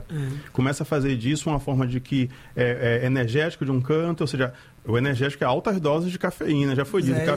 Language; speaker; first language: Portuguese; native; Portuguese